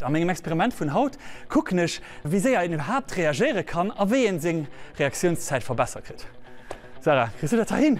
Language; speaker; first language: German; non-native, local second language; Luxembourgish